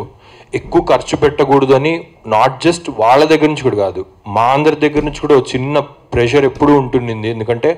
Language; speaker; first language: Telugu; native; Telugu